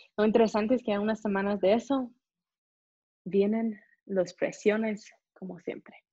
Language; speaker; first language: Spanish; non-native, fluent; English